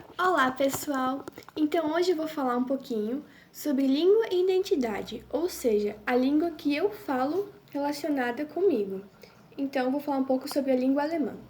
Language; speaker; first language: Portuguese; non-native, local second language; German